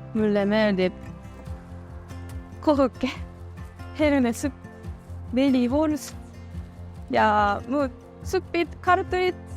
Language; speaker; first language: Estonian; non-native, learner; Japanese